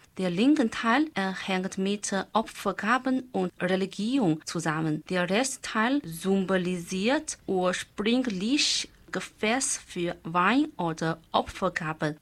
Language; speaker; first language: German; non-native, learner; Chinese